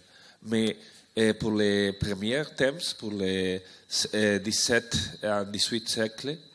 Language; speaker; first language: French; non-native, learner; Spanish